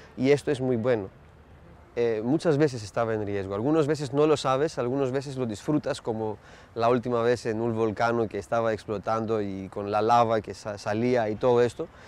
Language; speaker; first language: Spanish; non-native, fluent; Greek